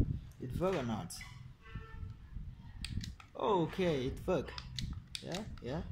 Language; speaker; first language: English; non-native, learner; Khmer